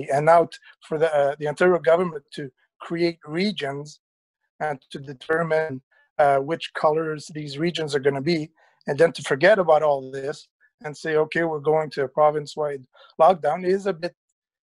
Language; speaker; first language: English; native; English